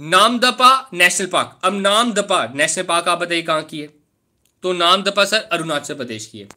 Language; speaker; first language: Hindi; native; Hindi